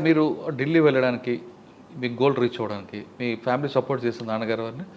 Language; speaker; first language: Telugu; native; Telugu